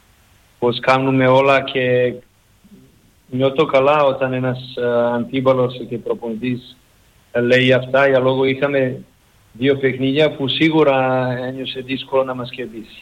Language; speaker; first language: Greek; non-native, learner; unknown